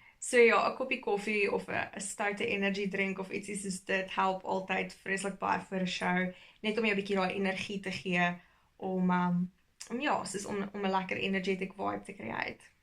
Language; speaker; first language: Afrikaans; early bilingual, heritage; Afrikaans